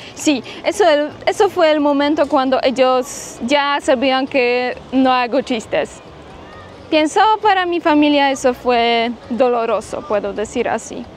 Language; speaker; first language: Spanish; non-native, fluent; Polish